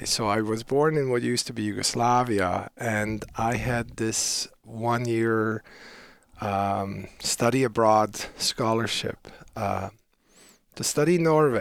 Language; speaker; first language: English; non-native, fluent; Bosnian